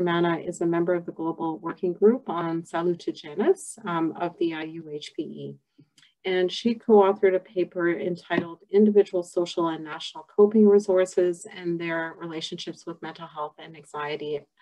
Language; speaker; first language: English; native; English